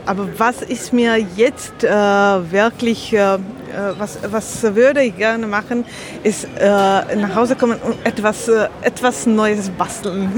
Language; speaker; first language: German; non-native, learner; Slovak